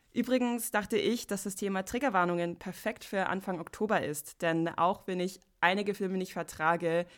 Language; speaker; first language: German; non-native, fluent; English